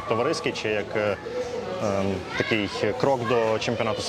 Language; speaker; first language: Ukrainian; native; Ukrainian